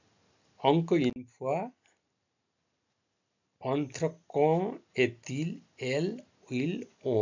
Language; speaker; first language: French; non-native, learner; Nepali